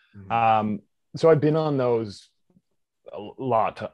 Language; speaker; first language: English; native; English